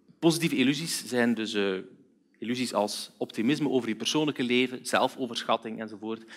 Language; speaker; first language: Dutch; native; Dutch